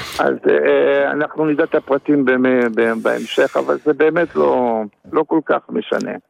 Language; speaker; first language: Hebrew; native; Hebrew